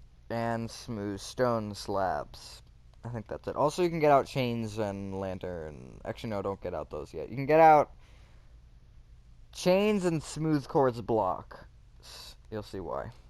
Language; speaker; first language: English; native; English